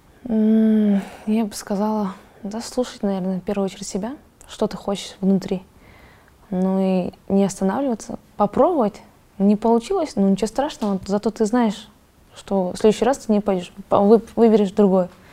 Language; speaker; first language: Russian; non-native, local second language; Kazakh